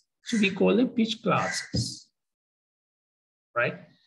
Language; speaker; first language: English; non-native, local second language; Sinhala